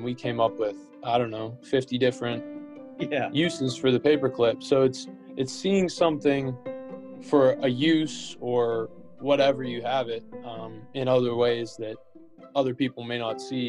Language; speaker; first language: English; native; English